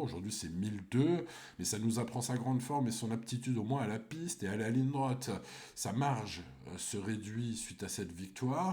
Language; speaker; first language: French; native; French